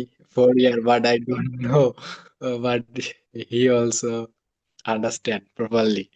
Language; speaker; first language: English; non-native, learner; Bangla